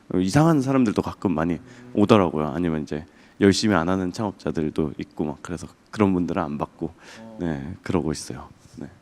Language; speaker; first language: Korean; native; Korean